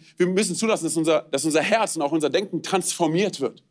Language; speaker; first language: German; non-native, fluent; Romanian